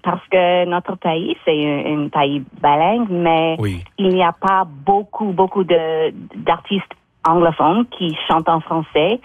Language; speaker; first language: French; non-native, local second language; English